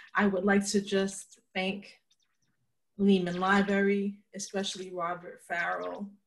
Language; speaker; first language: English; early bilingual, other home language; Spanish